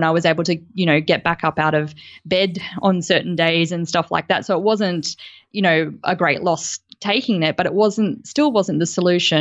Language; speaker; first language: English; native; English